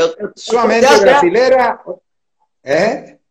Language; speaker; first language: Portuguese; non-native, learner; Spanish